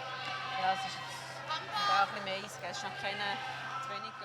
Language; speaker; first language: German; native; German